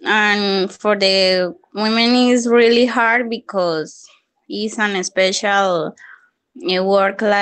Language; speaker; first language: English; non-native, learner; Spanish